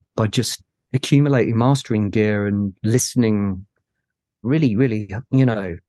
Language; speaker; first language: English; native; English